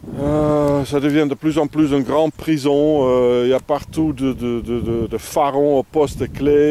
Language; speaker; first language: French; non-native, fluent; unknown